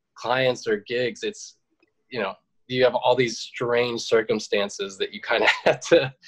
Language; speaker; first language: English; native; English